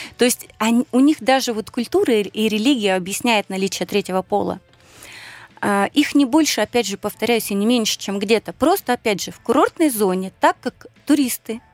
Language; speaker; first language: Russian; native; Russian